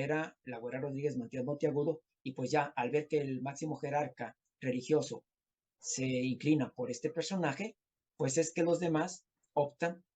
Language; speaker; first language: Spanish; native; Spanish